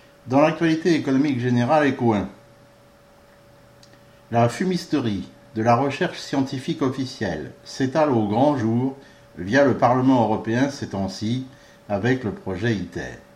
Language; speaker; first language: French; native; French